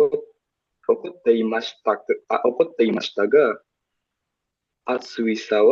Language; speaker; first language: Japanese; non-native, learner; Indonesian